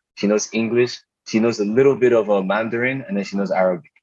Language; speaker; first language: English; non-native, local second language; Igbo